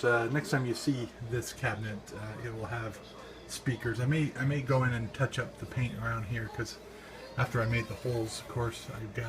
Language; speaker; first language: English; native; English